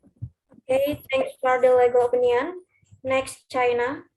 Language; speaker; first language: English; non-native, learner; Indonesian